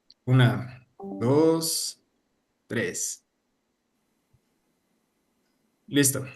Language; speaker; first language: Spanish; native; Spanish